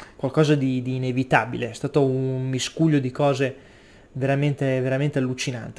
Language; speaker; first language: Italian; native; Italian